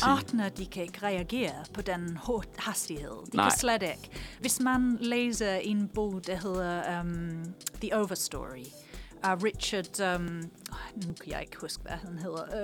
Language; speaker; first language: Danish; non-native, fluent; English